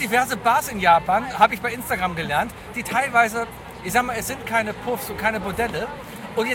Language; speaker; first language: German; native; German